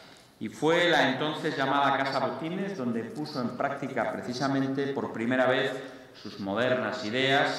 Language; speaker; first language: Spanish; native; Spanish